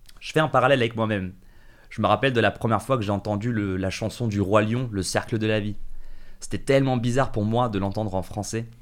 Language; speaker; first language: French; early bilingual, other home language; English